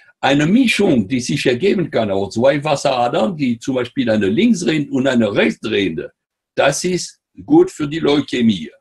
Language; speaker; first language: German; non-native, fluent; French